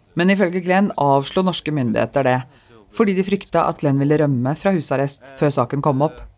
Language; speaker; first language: Norwegian; native; Norwegian